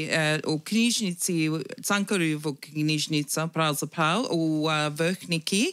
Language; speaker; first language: Slovenian; early bilingual, heritage; English